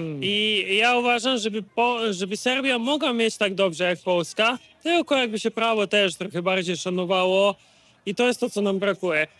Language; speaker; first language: Polish; non-native, fluent; Serbian